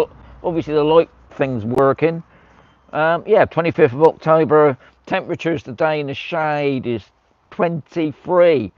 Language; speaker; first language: English; native; English